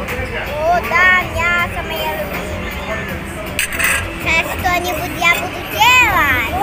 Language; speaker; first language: Russian; early bilingual, heritage; Russian